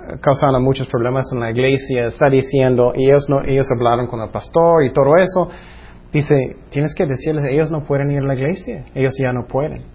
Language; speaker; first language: Spanish; non-native, fluent; English